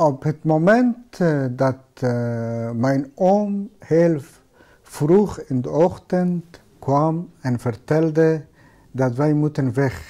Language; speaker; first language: Dutch; non-native, fluent; Persian